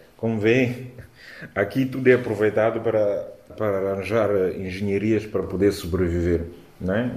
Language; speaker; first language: Portuguese; non-native, local second language; Upper Guinea Crioulo